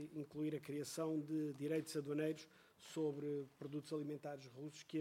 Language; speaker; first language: Portuguese; native; Portuguese